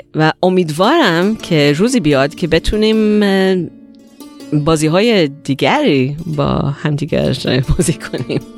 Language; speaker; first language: Persian; non-native, fluent; Hebrew